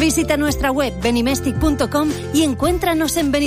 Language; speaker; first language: Spanish; native; Spanish